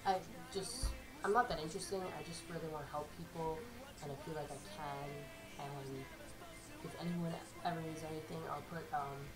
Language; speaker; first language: English; native; English